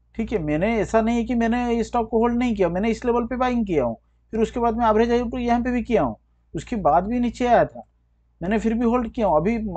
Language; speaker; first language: Hindi; native; Hindi